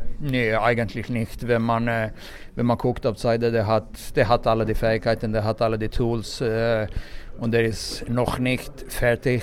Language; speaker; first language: German; non-native, fluent; Swedish